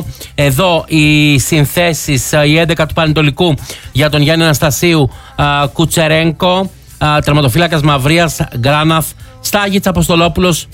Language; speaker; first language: Greek; native; Greek